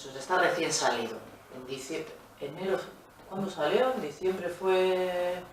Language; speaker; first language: Spanish; native; Spanish